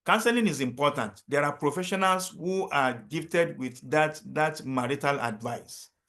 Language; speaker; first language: English; non-native, local second language; Yoruba